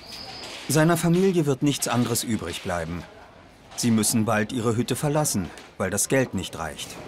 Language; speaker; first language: German; native; German